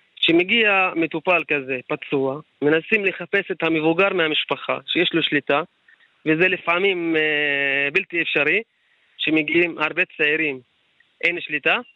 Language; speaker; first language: Hebrew; non-native, local second language; Arabic